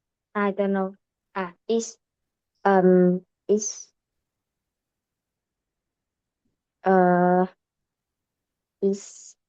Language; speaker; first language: English; non-native, learner; Vietnamese